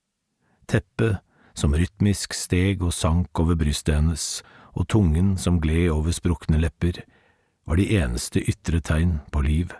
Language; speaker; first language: Norwegian; native; Norwegian